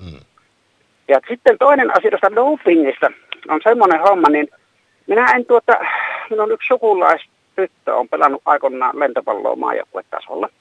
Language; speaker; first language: Finnish; native; Finnish